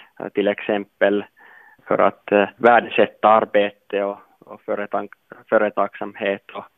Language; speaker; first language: Swedish; non-native, local second language; Finnish